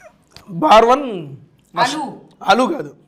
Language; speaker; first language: Telugu; native; Telugu